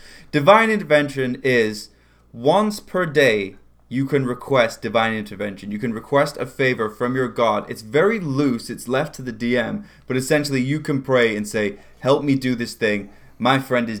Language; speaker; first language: English; native; English